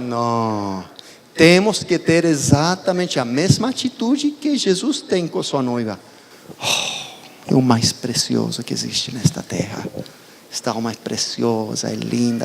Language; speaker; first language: Portuguese; non-native, fluent; Spanish